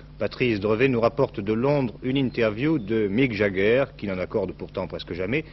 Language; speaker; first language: French; native; French